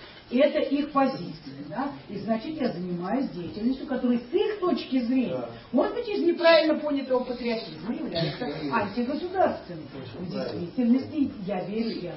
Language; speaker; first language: Russian; native; Russian